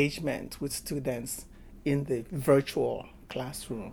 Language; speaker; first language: English; non-native, local second language; Igbo